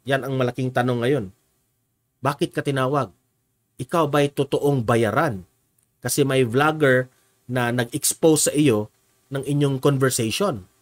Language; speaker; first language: Filipino; non-native, local second language; Cebuano